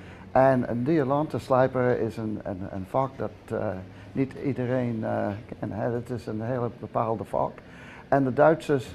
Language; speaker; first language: Dutch; early bilingual, heritage; Dutch